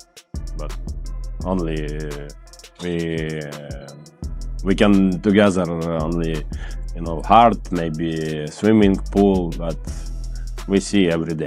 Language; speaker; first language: English; non-native, learner; Ukrainian